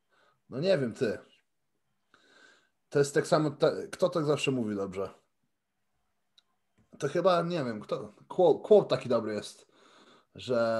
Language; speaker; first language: Polish; early bilingual, heritage; Polish